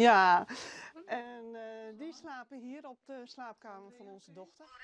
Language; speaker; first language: Dutch; native; Dutch